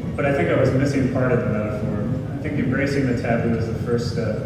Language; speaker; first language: English; native; English